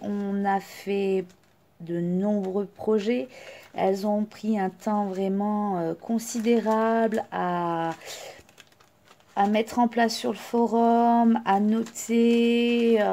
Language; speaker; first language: French; native; French